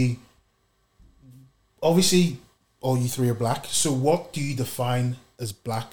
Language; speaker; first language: English; native; English